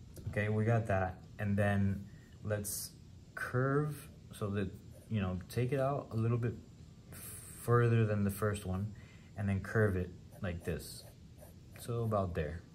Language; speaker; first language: English; native; English